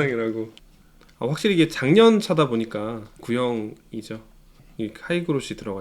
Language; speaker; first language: Korean; native; Korean